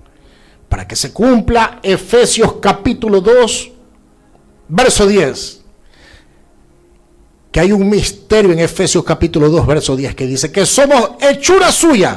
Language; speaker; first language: Spanish; native; Spanish